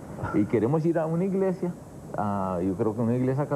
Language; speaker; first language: Spanish; early bilingual, other home language; English